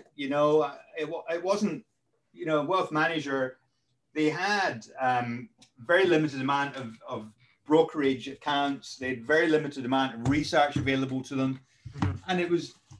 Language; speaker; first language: English; native; English